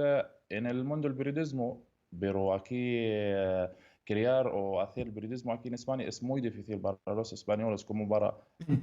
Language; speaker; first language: Spanish; non-native, learner; Arabic